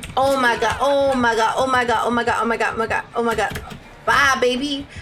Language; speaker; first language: English; native; English